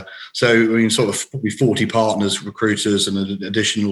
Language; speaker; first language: English; native; English